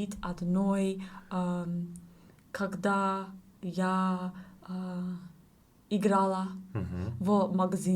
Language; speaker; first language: Russian; non-native, learner; English